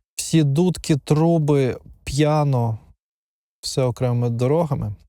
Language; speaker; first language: Ukrainian; non-native, local second language; Russian